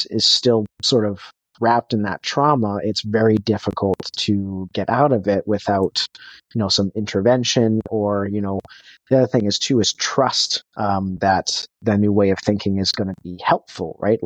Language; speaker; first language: English; native; English